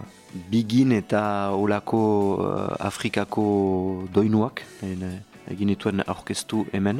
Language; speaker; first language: Basque; non-native, learner; French